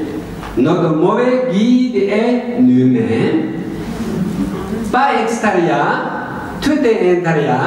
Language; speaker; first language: French; non-native, learner; Tibetan